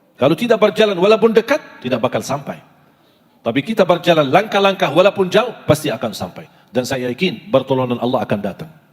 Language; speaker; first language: Malay; non-native, fluent; Arabic